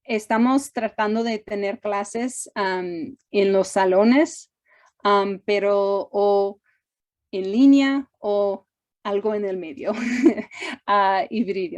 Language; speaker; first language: Spanish; non-native, fluent; English